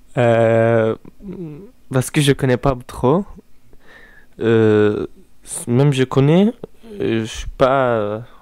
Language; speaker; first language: French; non-native, learner; Turkish